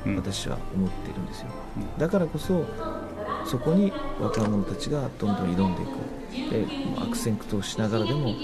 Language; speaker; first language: Japanese; native; Japanese